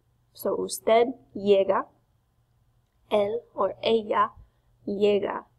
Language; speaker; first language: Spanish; non-native, fluent; English